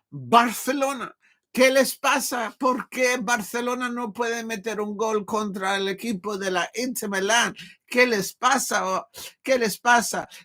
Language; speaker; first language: Spanish; non-native, learner; English